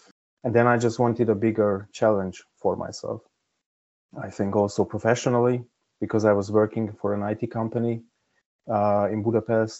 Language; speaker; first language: English; non-native, fluent; Hungarian